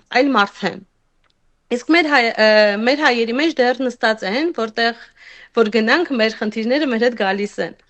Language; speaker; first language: Armenian; native; Armenian